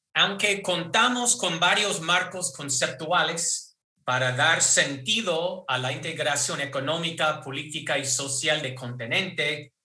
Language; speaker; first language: Spanish; non-native, fluent; English